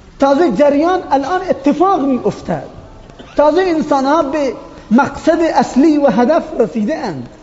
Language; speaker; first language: Persian; non-native, local second language; Baluchi